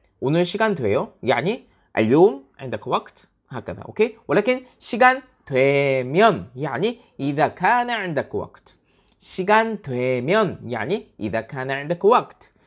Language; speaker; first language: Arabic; non-native, learner; Korean